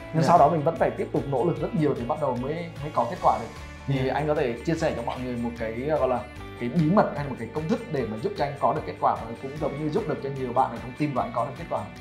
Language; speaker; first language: Vietnamese; native; Vietnamese